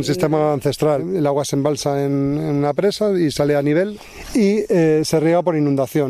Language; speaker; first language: Spanish; native; Spanish